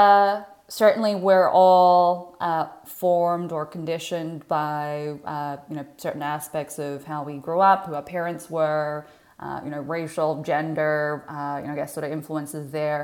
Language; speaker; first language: English; native; English